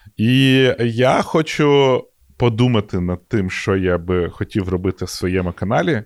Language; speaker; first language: Ukrainian; non-native, local second language; Russian